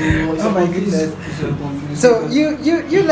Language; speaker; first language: English; non-native, local second language; Akan